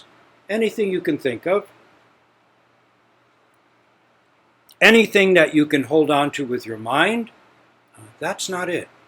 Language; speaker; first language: English; native; English